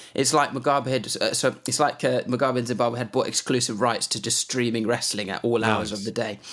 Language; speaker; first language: English; native; English